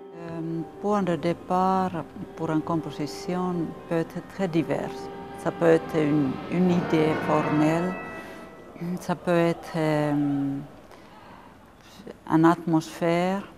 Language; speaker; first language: French; non-native, fluent; Finnish